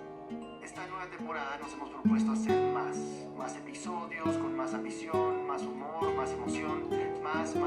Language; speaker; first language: Spanish; native; Spanish